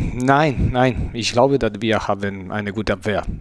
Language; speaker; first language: German; non-native, learner; Spanish